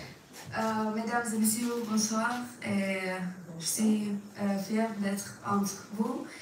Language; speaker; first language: French; non-native, fluent; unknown